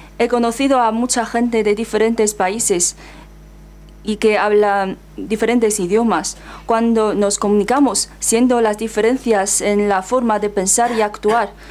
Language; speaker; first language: Spanish; non-native, fluent; Chinese